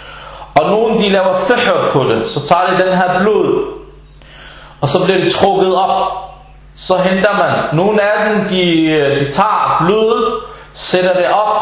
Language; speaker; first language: Danish; non-native, fluent; Arabic